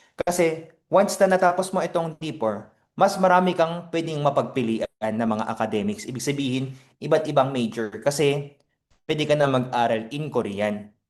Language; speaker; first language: Filipino; non-native, fluent; Korean